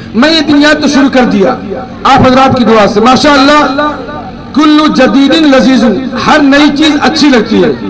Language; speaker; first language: Hindi; native; Hindi